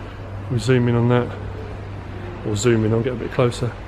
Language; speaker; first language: English; native; English